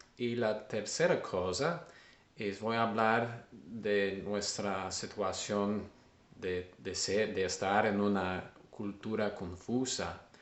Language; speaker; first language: Spanish; non-native, learner; English